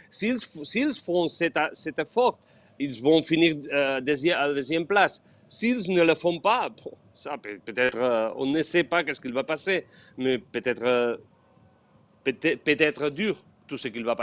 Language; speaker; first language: French; non-native, fluent; Spanish